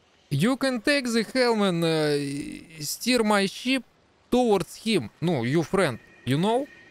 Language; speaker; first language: English; non-native, learner; Russian